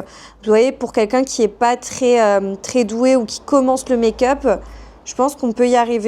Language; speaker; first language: French; native; French